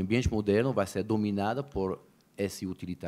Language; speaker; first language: Portuguese; native; Portuguese